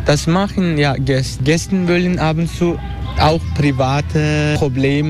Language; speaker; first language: German; non-native, fluent; Turkish